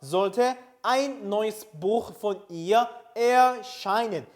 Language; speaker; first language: German; non-native, fluent; Korean